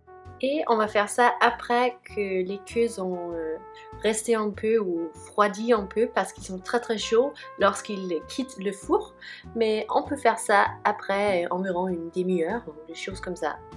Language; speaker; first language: French; non-native, fluent; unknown